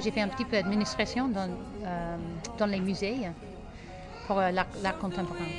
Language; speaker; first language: French; non-native, fluent; English